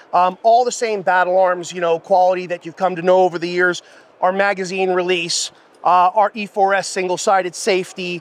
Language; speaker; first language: English; native; English